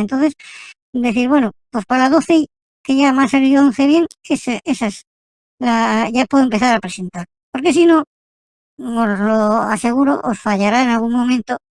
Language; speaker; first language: Spanish; native; Spanish